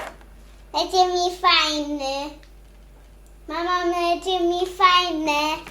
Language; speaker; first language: Polish; early bilingual, other home language; Russian